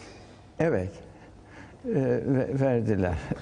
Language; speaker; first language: Turkish; early bilingual, heritage; Turkish